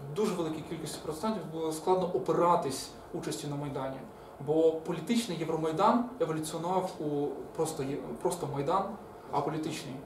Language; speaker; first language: Ukrainian; native; Ukrainian